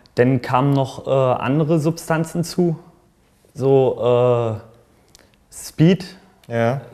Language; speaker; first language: German; native; German